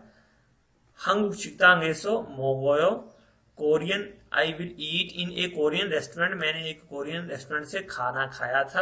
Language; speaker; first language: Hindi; non-native, local second language; Punjabi